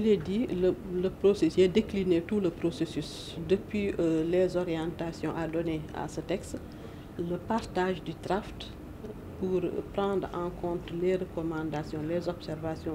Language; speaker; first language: French; non-native, local second language; Wolof